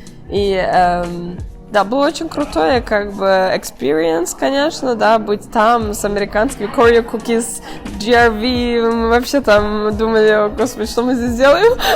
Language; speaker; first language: Russian; early bilingual, heritage; Russian